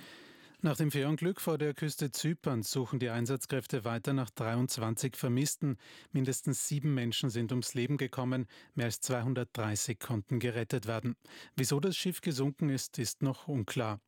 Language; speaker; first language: German; native; German